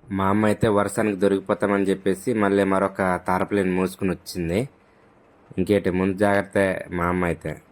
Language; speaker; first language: Telugu; native; Telugu